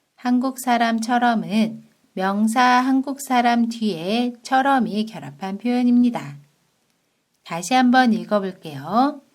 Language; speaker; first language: Korean; native; Korean